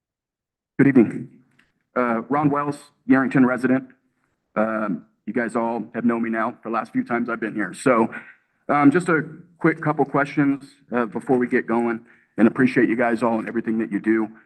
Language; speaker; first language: English; native; English